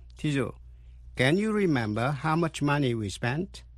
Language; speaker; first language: English; non-native, fluent; Vietnamese